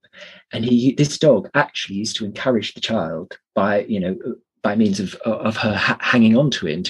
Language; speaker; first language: English; native; English